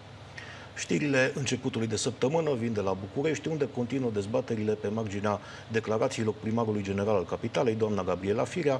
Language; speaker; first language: Romanian; native; Romanian